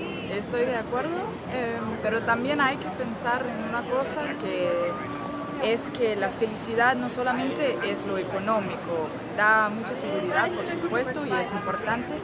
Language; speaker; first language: Spanish; non-native, fluent; Danish